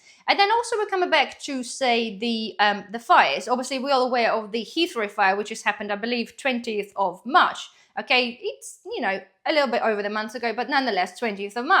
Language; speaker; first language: English; non-native, fluent; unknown